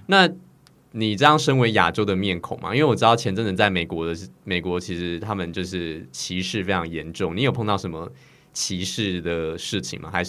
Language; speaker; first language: Chinese; native; Chinese